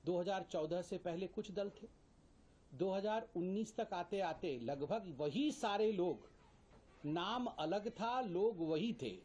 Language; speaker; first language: Hindi; native; Hindi